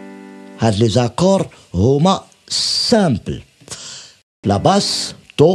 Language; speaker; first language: Arabic; native; Arabic